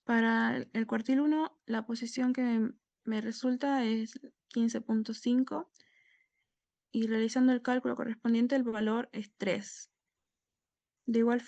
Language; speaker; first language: Spanish; native; Spanish